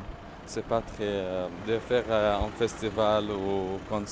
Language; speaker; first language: French; non-native, fluent; Arabic